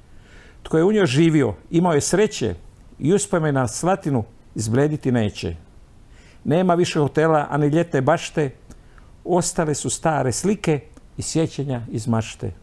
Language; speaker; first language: Croatian; native; Croatian